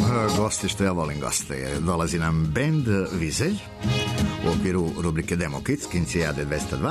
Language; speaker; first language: Serbian; native; Serbian